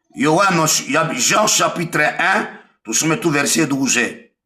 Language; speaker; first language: French; non-native, local second language; Swahili